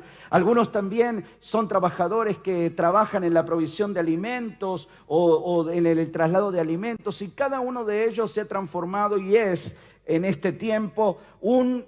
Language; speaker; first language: Spanish; native; Spanish